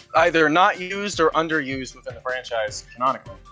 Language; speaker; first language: English; native; English